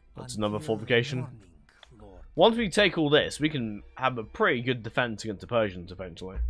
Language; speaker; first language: English; native; English